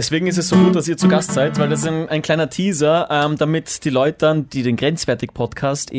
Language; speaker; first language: German; native; German